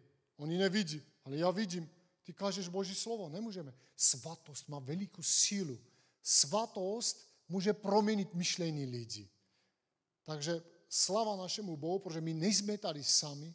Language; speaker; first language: Czech; non-native, fluent; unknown